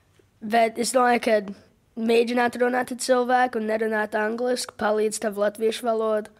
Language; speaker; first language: Latvian; early bilingual, heritage; English